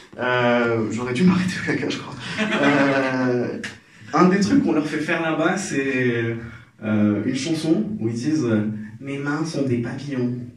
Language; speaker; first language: French; non-native, local second language; Arabic